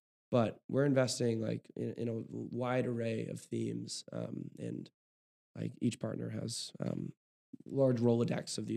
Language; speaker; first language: English; native; English